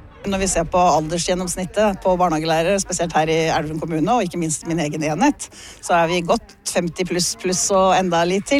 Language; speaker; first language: Norwegian; native; Norwegian